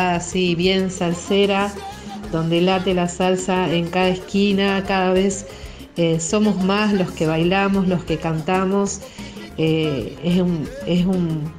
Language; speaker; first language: Spanish; native; Spanish